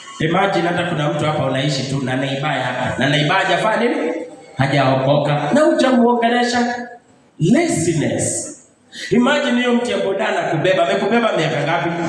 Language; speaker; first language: Swahili; non-native, local second language; Luyia